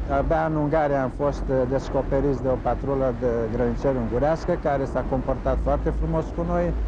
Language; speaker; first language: Romanian; native; Romanian